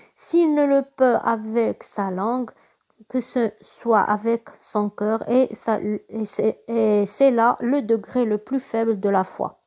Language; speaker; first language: French; non-native, local second language; Arabic